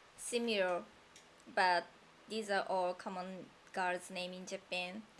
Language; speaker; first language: English; non-native, fluent; Japanese